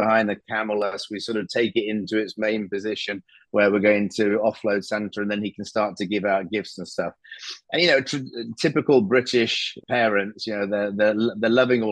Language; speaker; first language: English; native; English